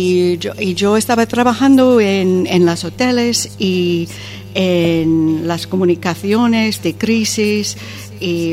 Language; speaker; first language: Spanish; non-native, fluent; English